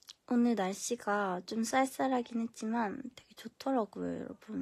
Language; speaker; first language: Korean; early bilingual, heritage; Korean